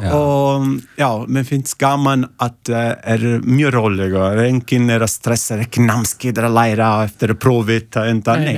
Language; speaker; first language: Icelandic; non-native, learner; Italian